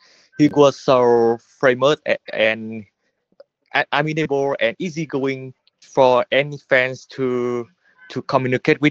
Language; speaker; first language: English; non-native, learner; Vietnamese